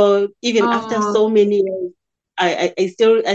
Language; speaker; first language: English; non-native, local second language; Xhosa